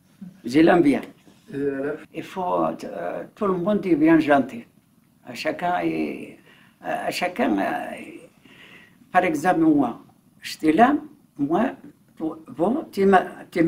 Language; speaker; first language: French; non-native, learner; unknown